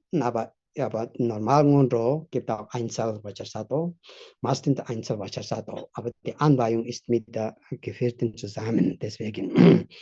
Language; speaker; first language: German; non-native, fluent; Tibetan